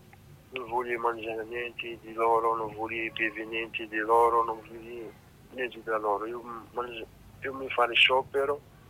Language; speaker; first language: Italian; non-native, learner; Arabic